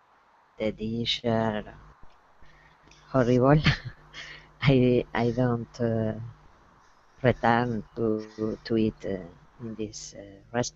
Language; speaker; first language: English; non-native, learner; Spanish